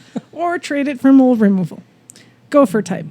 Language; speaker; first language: English; native; English